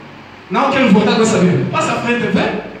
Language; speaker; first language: Portuguese; non-native, learner; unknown